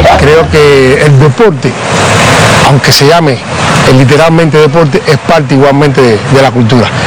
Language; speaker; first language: Spanish; native; Spanish